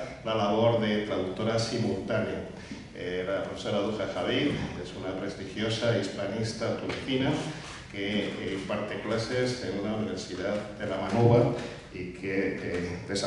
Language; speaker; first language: Spanish; native; Spanish